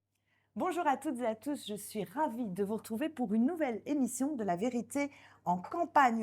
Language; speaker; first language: French; native; French